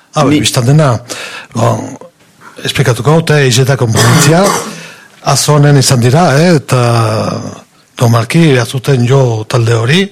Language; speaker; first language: Basque; native; Basque